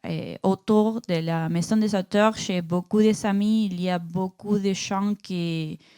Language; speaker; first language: French; non-native, learner; Spanish